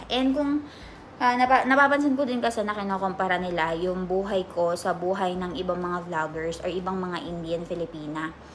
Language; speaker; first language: Filipino; native; Filipino